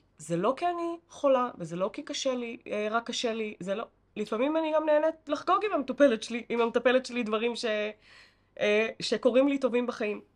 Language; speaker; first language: Hebrew; native; Hebrew